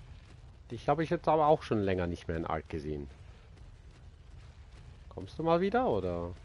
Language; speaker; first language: German; native; German